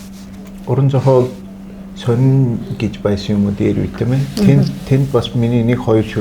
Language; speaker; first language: Mongolian; non-native, fluent; Turkish